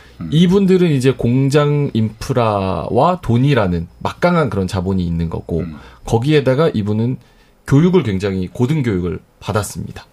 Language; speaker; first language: Korean; native; Korean